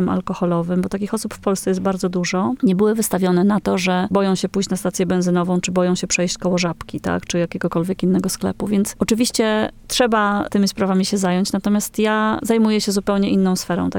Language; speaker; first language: Polish; native; Polish